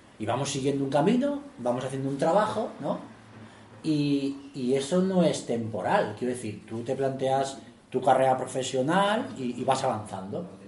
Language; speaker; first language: Spanish; native; Spanish